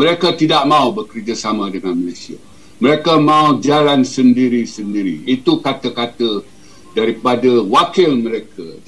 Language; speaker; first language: Malay; native; Malay